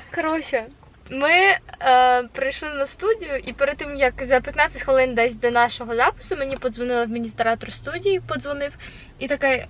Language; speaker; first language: Ukrainian; non-native, local second language; Russian